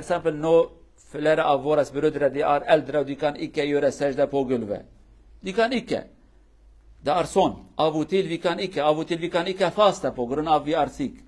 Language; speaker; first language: Norwegian; non-native, learner; Kurdish